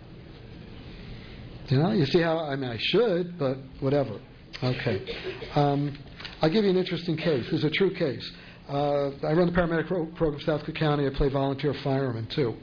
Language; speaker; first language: English; native; English